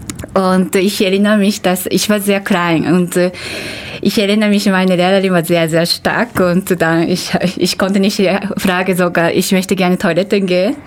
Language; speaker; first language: German; non-native, fluent; Japanese